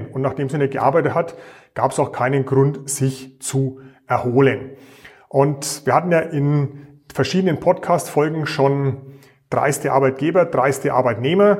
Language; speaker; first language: German; native; German